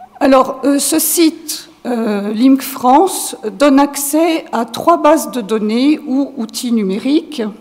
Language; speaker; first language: French; native; French